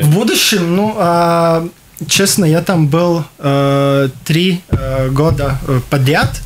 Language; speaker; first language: Russian; non-native, local second language; Latvian